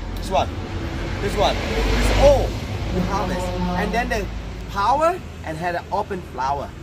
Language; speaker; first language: English; non-native, learner; Vietnamese